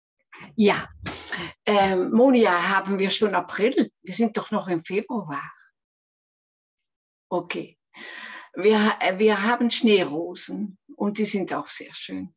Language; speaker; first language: German; non-native, fluent; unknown